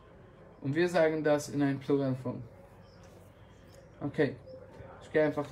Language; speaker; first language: German; non-native, fluent; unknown